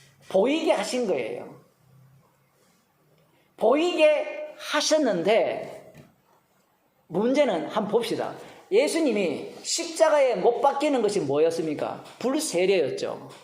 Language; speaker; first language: Korean; native; Korean